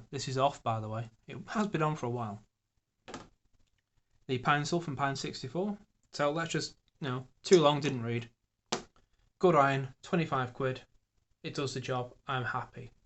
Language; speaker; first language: English; native; English